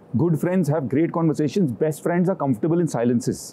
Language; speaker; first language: Hindi; native; Hindi